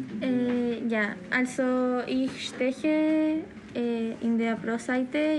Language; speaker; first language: German; non-native, learner; Spanish